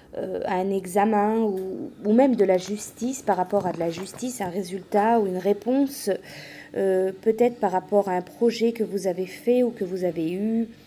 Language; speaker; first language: French; native; French